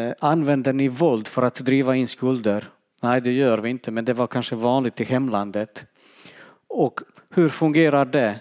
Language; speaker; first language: Swedish; non-native, fluent; Bosnian